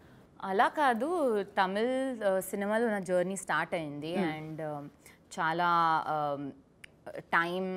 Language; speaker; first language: Telugu; non-native, fluent; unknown